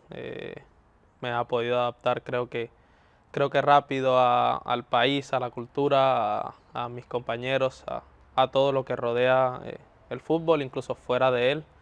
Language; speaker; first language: Spanish; native; Spanish